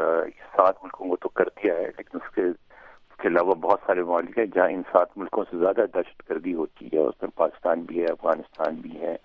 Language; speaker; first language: Urdu; native; Urdu